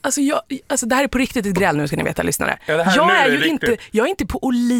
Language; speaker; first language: Swedish; native; Swedish